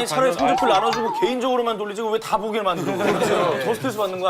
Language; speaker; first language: Korean; native; Korean